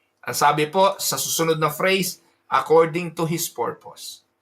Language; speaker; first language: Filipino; native; Filipino